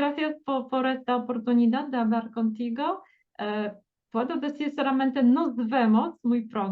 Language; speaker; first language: Spanish; non-native, fluent; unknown